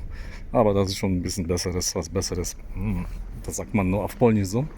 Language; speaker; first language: German; non-native, fluent; Polish